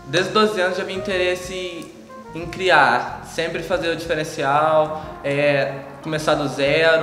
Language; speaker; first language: Portuguese; native; Portuguese